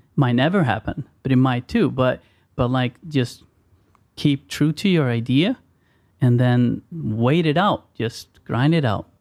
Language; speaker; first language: English; non-native, fluent; Swedish